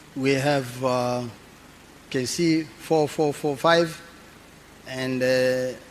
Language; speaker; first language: English; non-native, local second language; Swahili